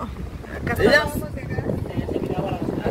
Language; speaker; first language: Spanish; native; Spanish